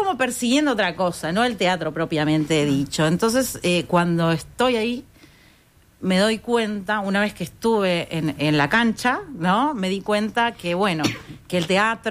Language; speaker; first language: Spanish; native; Spanish